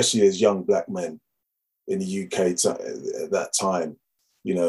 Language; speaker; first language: English; native; English